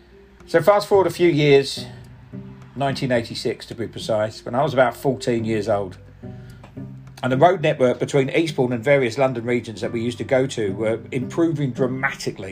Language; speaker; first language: English; non-native, local second language; Punjabi